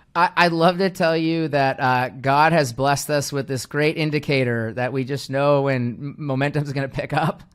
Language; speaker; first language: English; native; English